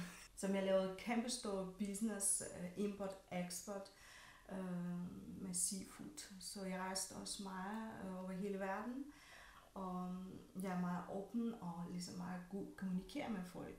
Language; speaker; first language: Danish; non-native, fluent; Russian